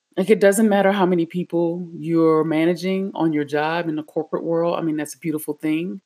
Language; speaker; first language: English; native; English